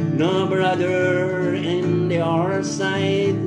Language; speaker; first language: English; non-native, learner; Arabic